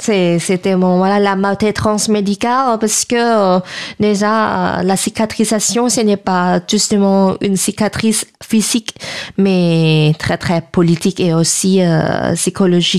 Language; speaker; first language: French; non-native, fluent; Thai